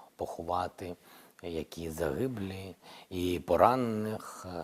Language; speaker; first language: Ukrainian; non-native, local second language; Russian